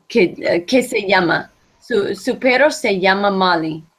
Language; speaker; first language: Spanish; non-native, fluent; English